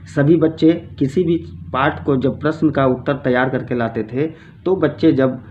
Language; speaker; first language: Hindi; native; Hindi